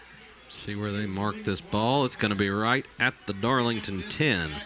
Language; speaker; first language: English; native; English